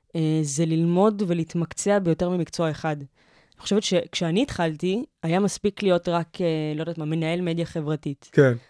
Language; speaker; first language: Hebrew; native; Hebrew